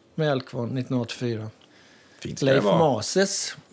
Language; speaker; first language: Swedish; native; Swedish